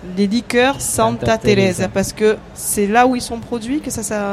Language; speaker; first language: French; native; French